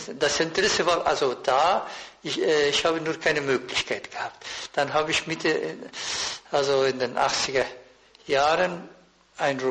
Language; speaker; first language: German; non-native, fluent; Persian